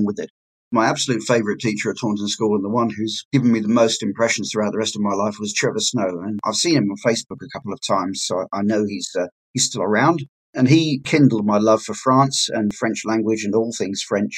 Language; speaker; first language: English; native; English